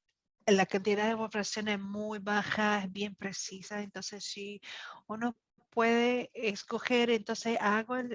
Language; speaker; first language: Spanish; non-native, fluent; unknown